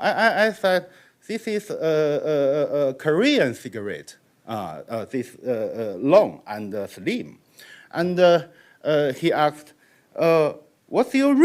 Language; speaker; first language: English; non-native, learner; Chinese